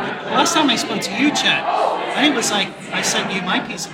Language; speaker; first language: English; native; English